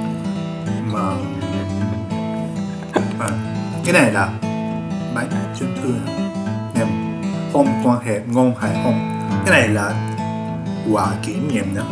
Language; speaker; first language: Vietnamese; non-native, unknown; Japanese